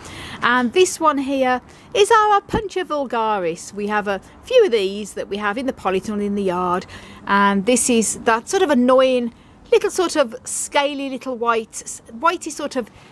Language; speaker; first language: English; native; English